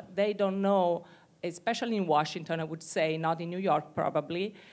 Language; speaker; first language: English; non-native, fluent; Italian